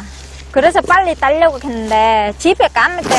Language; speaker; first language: Korean; non-native, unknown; Vietnamese